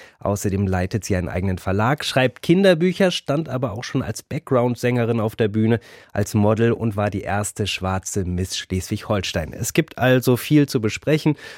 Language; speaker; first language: German; native; German